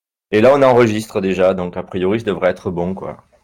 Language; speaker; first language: French; native; French